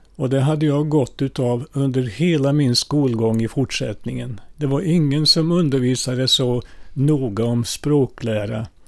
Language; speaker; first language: Swedish; early bilingual, other home language; Finnish